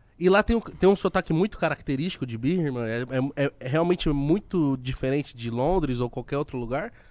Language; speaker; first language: Portuguese; native; Portuguese